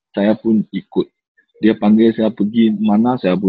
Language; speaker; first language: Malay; non-native, local second language; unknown